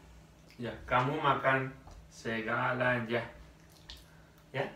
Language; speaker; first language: Indonesian; non-native, learner; Spanish